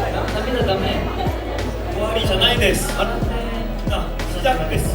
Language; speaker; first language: Japanese; non-native, learner; Korean